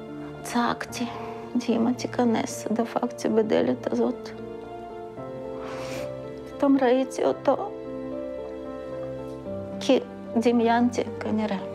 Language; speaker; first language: Hebrew; non-native, fluent; Russian